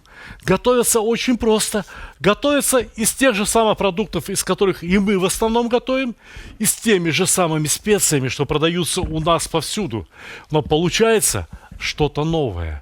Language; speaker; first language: Russian; native; Russian